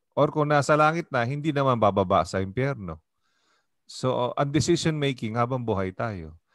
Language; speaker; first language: Filipino; native; Filipino